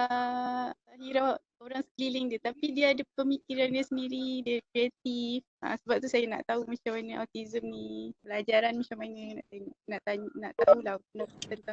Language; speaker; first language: Malay; native; Malay